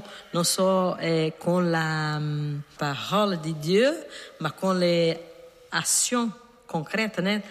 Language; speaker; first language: French; non-native, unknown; Portuguese